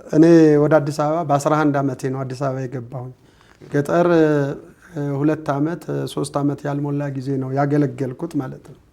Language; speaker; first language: Amharic; non-native, local second language; Sebat Bet Gurage